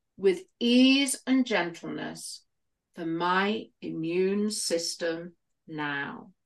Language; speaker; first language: English; native; English